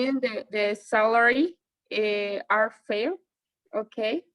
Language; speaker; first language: English; non-native, fluent; Spanish